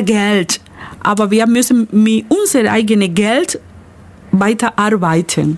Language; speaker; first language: German; non-native, learner; Spanish